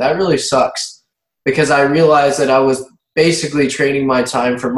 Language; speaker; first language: English; native; English